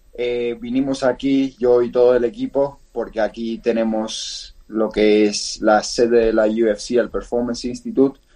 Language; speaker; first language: Spanish; non-native, fluent; Georgian